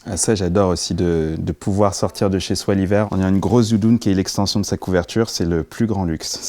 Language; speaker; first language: French; native; French